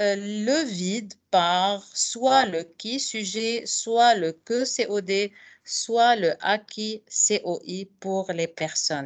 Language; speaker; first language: French; non-native, fluent; Arabic